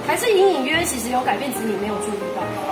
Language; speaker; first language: Chinese; native; Chinese